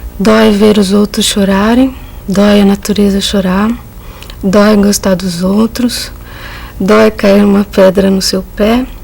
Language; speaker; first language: Portuguese; native; Portuguese